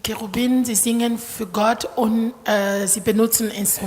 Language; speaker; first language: German; non-native, learner; Lingala